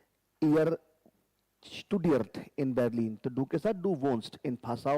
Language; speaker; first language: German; non-native, fluent; Hindi